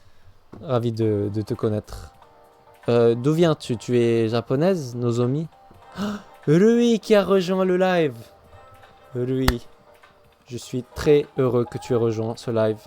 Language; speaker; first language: French; native; French